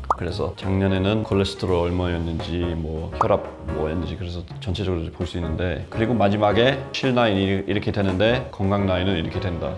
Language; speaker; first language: Korean; non-native, fluent; English